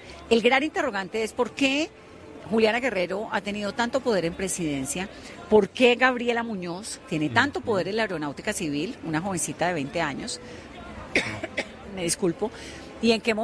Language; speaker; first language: Spanish; native; Spanish